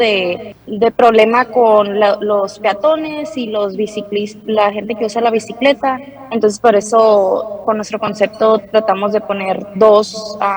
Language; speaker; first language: Spanish; early bilingual, heritage; Spanish